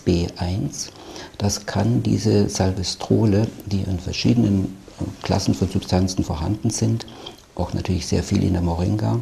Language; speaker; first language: German; native; German